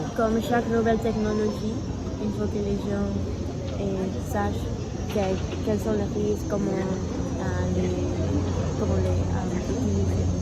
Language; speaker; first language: French; non-native, learner; Spanish